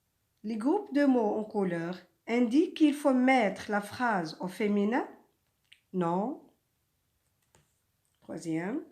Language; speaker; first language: French; non-native, local second language; Arabic